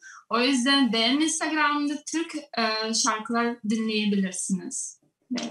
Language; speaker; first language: Turkish; non-native, learner; Russian